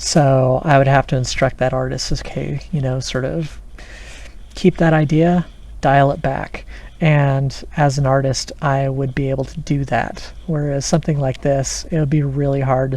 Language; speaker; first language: English; native; English